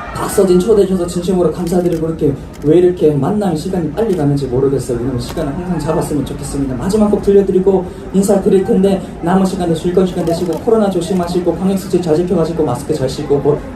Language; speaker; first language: Korean; native; Korean